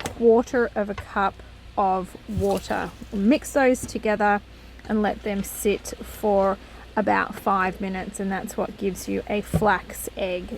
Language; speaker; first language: English; native; English